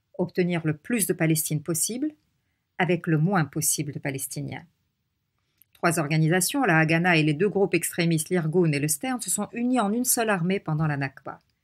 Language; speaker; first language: French; non-native, local second language; Arabic